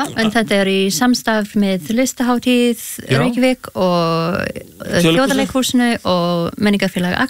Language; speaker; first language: Icelandic; non-native, learner; English